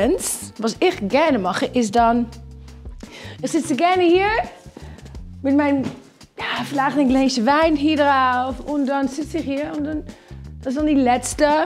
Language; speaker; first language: German; non-native, fluent; Dutch